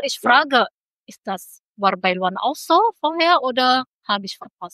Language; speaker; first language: German; non-native, local second language; Indonesian